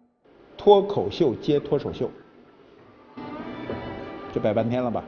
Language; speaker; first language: Chinese; native; Chinese